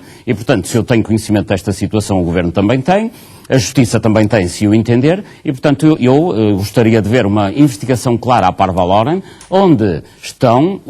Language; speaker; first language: Portuguese; native; Portuguese